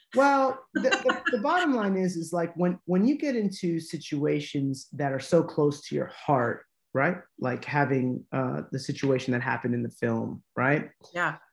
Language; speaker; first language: English; native; English